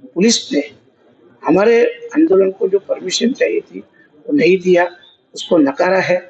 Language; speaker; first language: Hindi; non-native, local second language; Marathi